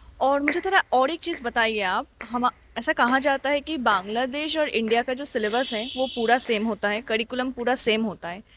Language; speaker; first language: Hindi; non-native, local second language; Bangla